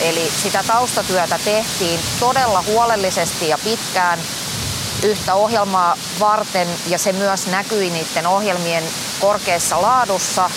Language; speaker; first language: Finnish; native; Finnish